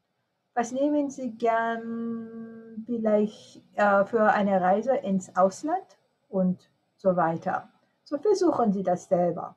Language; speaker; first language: German; non-native, fluent; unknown